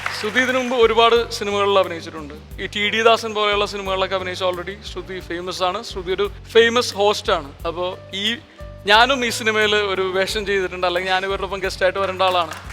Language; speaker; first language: Malayalam; native; Malayalam